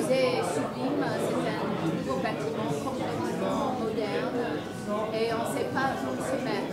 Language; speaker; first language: French; non-native, fluent; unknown